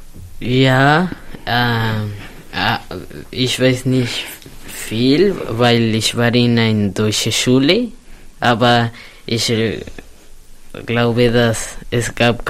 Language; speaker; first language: German; non-native, learner; Spanish